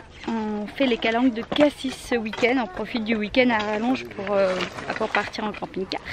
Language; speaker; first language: French; native; French